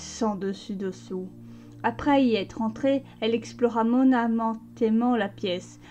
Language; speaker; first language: French; native; French